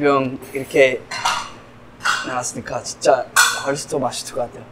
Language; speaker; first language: Korean; non-native, fluent; English